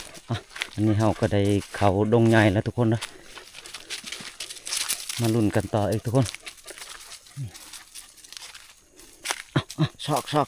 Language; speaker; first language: Thai; non-native, local second language; Northeastern Thai